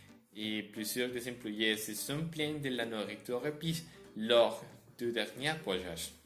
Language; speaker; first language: French; non-native, learner; Spanish